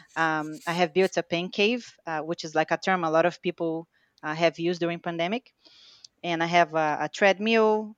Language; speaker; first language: English; non-native, fluent; Portuguese